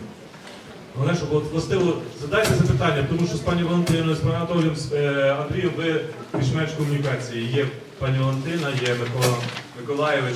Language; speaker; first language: Ukrainian; native; Ukrainian